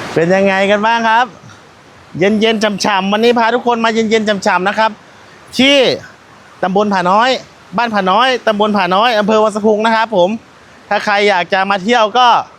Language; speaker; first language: Thai; non-native, local second language; Northeastern Thai